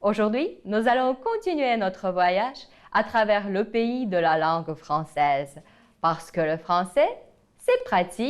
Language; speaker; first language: French; non-native, fluent; Ukrainian